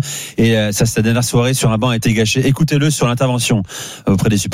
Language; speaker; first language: French; native; French